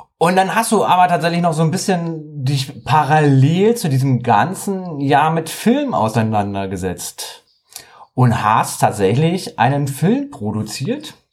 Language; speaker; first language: German; native; German